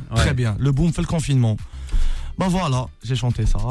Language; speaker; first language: French; non-native, local second language; Arabic